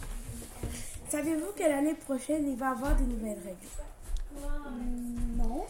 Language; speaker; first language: French; native; French